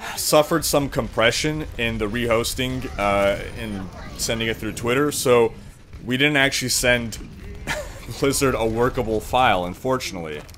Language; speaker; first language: English; native; English